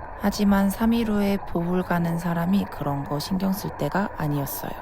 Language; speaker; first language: Korean; native; Korean